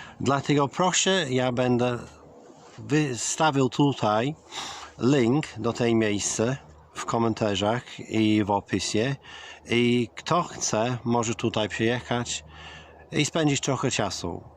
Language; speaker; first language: Polish; early bilingual, heritage; English